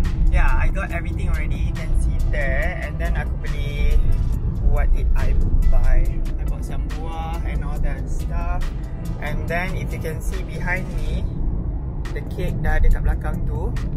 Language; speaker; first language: English; non-native, local second language; Malay